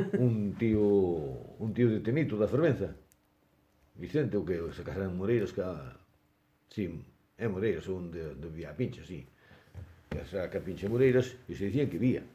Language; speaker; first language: Galician; native; Galician